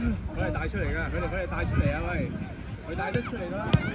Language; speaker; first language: Chinese; native; Chinese